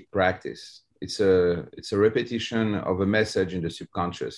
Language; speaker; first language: English; non-native, fluent; French